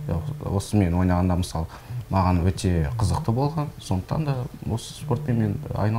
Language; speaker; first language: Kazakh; non-native, local second language; Russian